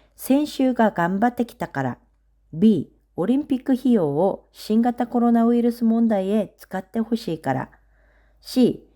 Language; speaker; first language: Japanese; non-native, fluent; Korean